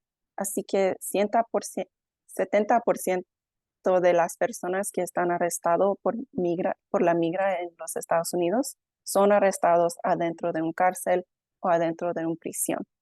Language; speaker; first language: Spanish; non-native, fluent; English